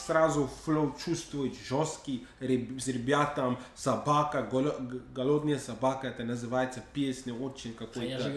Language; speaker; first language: Russian; non-native, learner; English